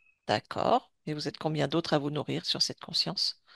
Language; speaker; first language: French; native; French